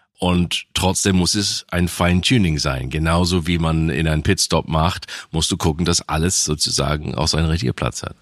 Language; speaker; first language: German; non-native, fluent; English